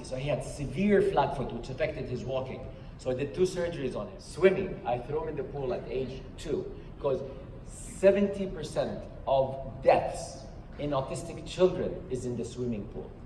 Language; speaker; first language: English; non-native, fluent; Arabic